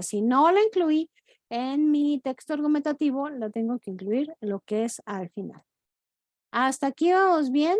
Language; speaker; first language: Spanish; native; Spanish